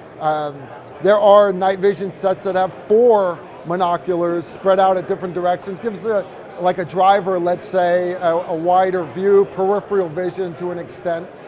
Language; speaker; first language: English; native; English